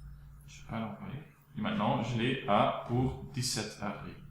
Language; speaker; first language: French; non-native, local second language; Dutch